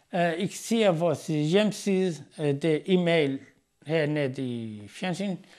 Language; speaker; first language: Danish; non-native, fluent; Arabic